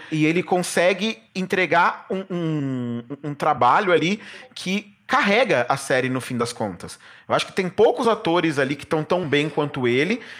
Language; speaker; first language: Portuguese; native; Portuguese